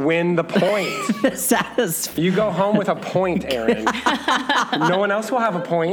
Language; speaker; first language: English; native; English